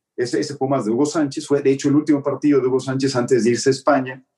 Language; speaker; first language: Spanish; native; Spanish